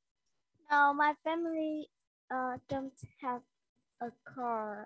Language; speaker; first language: English; non-native, learner; Vietnamese